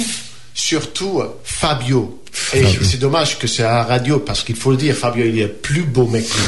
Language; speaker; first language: French; non-native, fluent; English